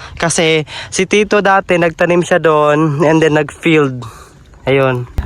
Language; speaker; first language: Filipino; non-native, local second language; Cebuano